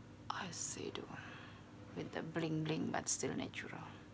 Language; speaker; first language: English; non-native, learner; Indonesian